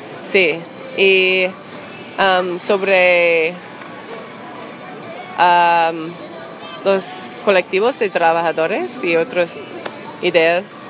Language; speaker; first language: Spanish; non-native, learner; English